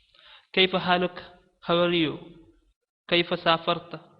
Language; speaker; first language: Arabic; non-native, fluent; Malayalam